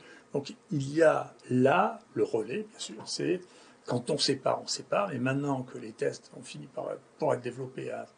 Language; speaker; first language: French; native; French